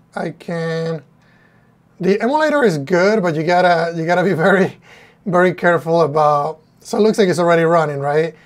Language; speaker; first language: English; non-native, fluent; Spanish